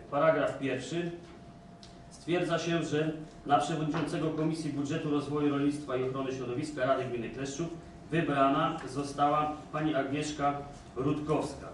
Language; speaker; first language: Polish; native; Polish